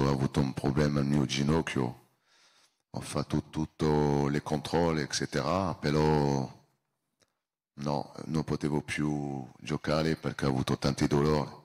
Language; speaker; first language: Italian; non-native, learner; French